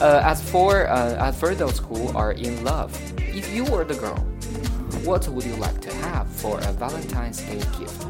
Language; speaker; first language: English; non-native, fluent; Chinese